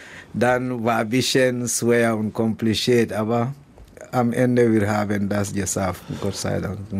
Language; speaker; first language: German; non-native, learner; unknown